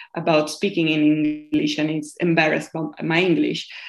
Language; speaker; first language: English; non-native, fluent; Italian